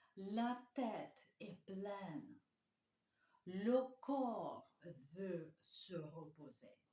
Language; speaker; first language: French; non-native, fluent; Russian